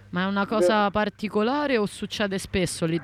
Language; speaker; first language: Italian; native; Italian